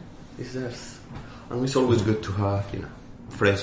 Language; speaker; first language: English; non-native, fluent; Spanish